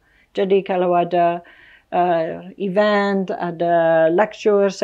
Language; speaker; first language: Indonesian; non-native, fluent; English